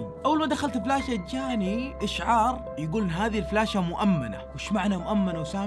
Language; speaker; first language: Arabic; native; Arabic